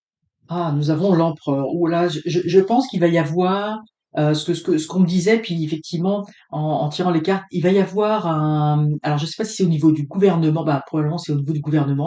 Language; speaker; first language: French; native; French